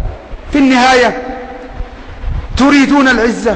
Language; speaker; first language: Arabic; native; Arabic